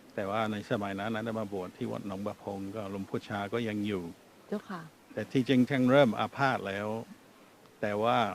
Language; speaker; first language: Thai; non-native, fluent; English